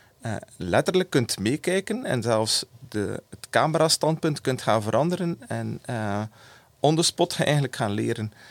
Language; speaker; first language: Dutch; native; Dutch